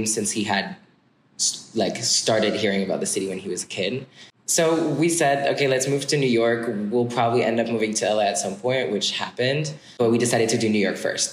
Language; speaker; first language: English; non-native, fluent; French